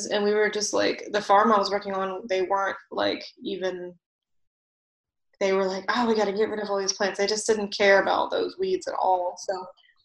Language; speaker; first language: English; native; English